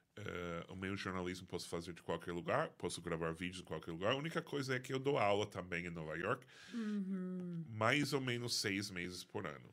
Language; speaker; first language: Portuguese; non-native, fluent; English